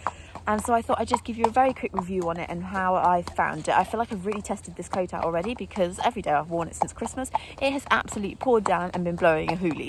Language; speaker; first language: English; native; English